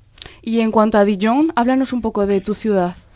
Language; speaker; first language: Spanish; native; Spanish